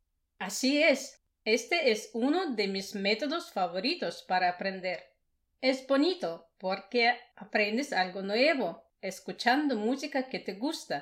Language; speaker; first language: Spanish; non-native, fluent; Russian